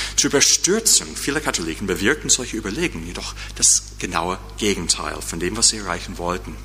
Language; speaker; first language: German; non-native, fluent; English